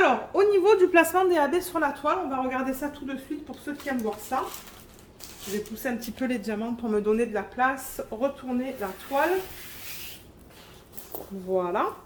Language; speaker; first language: French; native; French